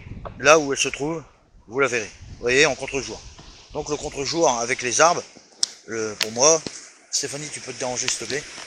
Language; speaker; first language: French; native; French